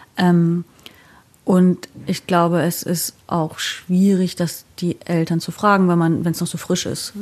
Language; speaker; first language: German; native; German